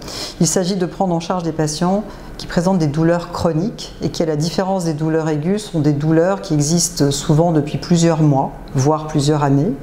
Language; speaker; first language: French; native; French